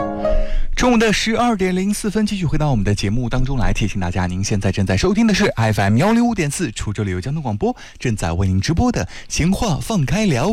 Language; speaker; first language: Chinese; native; Chinese